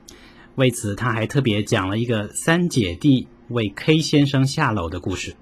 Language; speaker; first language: Chinese; native; Chinese